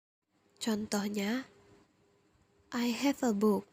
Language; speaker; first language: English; non-native, learner; Indonesian